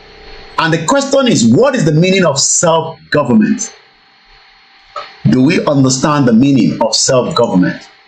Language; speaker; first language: English; non-native, local second language; Yoruba